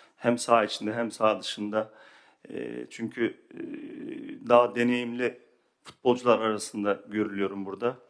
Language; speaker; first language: Turkish; early bilingual, heritage; Turkish